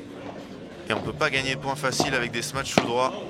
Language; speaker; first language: French; native; French